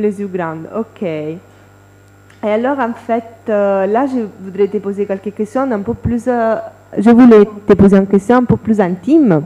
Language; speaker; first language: French; non-native, fluent; Italian